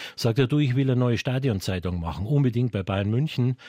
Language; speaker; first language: German; native; German